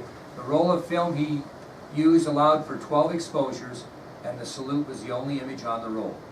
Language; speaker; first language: English; native; English